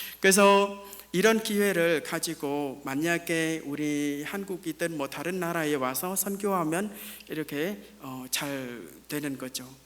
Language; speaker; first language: Korean; non-native, fluent; Khmer